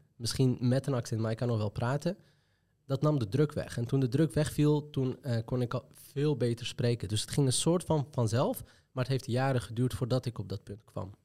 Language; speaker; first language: Dutch; early bilingual, other home language; Arabic